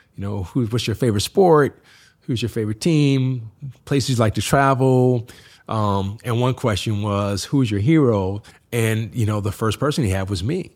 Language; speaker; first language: English; native; English